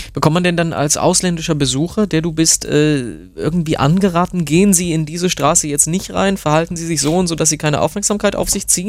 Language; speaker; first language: German; native; German